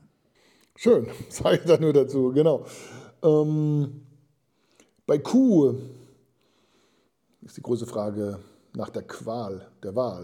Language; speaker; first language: German; native; German